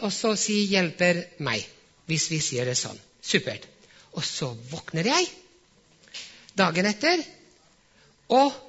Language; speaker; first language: Norwegian; non-native, fluent; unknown